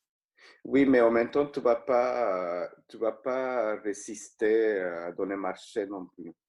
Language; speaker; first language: French; non-native, fluent; Spanish